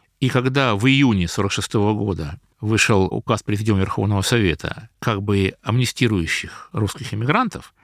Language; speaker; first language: Russian; native; Russian